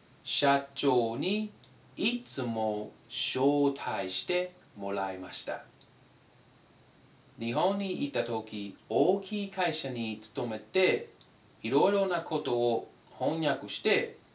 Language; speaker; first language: Japanese; non-native, fluent; English